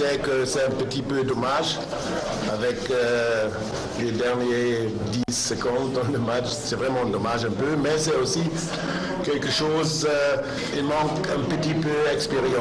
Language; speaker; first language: French; non-native, learner; German